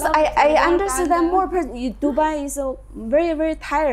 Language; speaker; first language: English; non-native, learner; Chinese